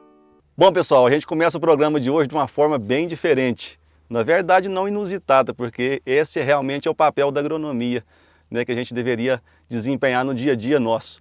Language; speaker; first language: Portuguese; native; Portuguese